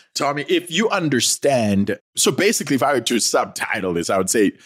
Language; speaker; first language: English; non-native, local second language; North Ndebele